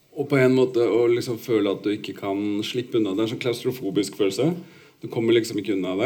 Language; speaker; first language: Norwegian; early bilingual, other home language; Urdu